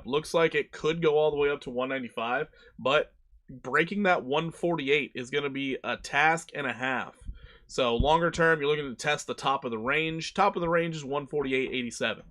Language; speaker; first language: English; native; English